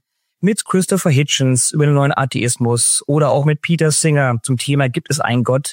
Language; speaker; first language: German; native; German